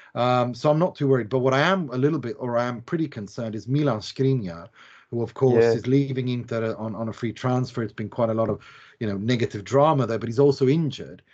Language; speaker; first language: English; non-native, fluent; Swedish